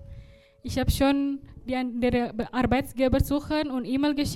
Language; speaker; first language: German; non-native, learner; Indonesian